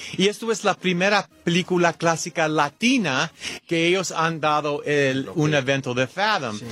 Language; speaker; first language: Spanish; early bilingual, heritage; Spanish